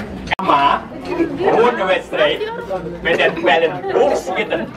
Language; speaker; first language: Dutch; non-native, learner; Indonesian